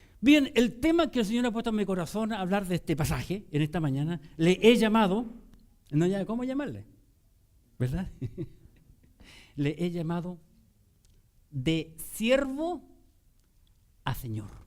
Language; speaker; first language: Spanish; native; Spanish